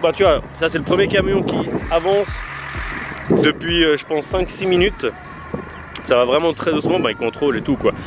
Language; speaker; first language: French; native; French